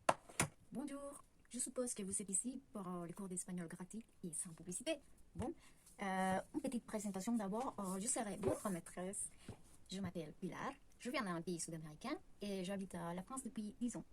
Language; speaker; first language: French; non-native, fluent; Spanish